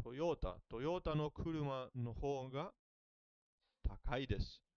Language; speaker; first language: Japanese; non-native, learner; English